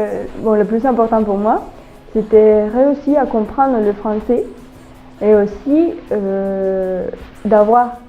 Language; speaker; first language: French; non-native, learner; Spanish